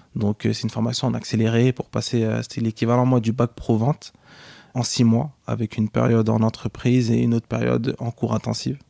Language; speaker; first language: French; native; French